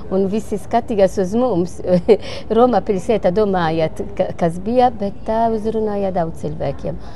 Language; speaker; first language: Latvian; non-native, learner; Maltese